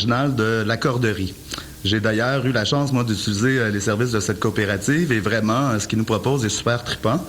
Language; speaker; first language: French; native; French